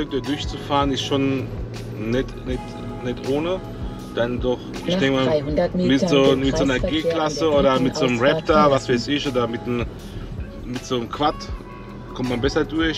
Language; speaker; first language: German; native; German